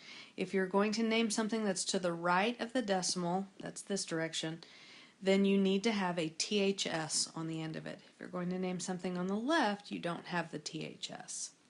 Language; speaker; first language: English; native; English